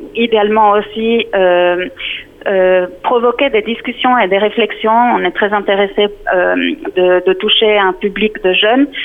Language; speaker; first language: French; non-native, fluent; Spanish